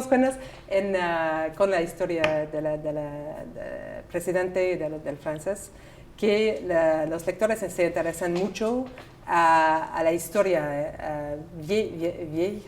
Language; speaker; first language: Spanish; non-native, learner; English